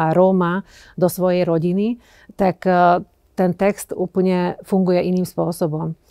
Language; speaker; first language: Slovak; non-native, local second language; Hungarian